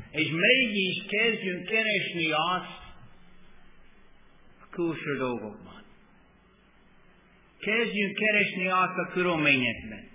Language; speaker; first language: Hungarian; non-native, fluent; English